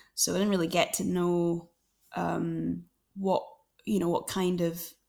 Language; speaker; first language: English; native; English